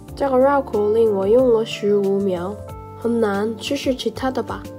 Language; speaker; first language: Chinese; non-native, learner; Korean